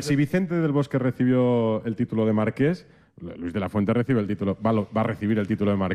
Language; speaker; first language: Spanish; native; Spanish